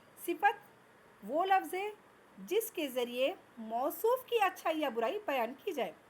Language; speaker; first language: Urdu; native; Urdu